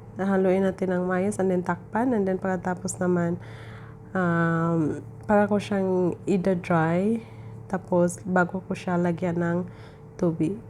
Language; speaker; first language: Filipino; native; Filipino